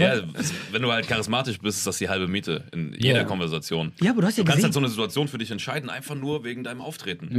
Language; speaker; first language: German; native; German